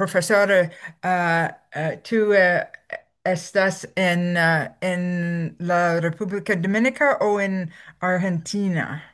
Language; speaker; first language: Spanish; non-native, learner; English